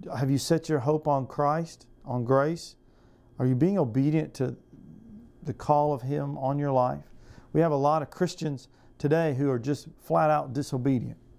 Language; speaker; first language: English; native; English